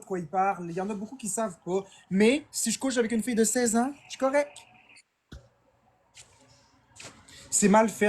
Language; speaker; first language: French; native; French